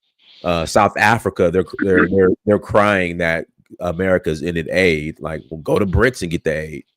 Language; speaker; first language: English; native; English